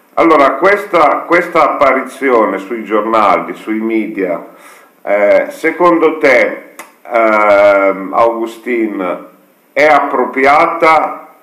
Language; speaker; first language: Italian; native; Italian